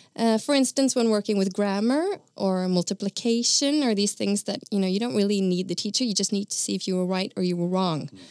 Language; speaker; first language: English; non-native, fluent; Norwegian